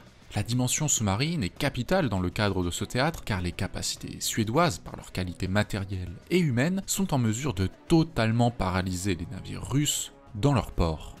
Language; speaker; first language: French; native; French